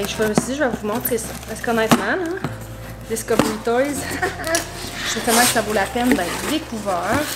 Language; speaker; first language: French; native; French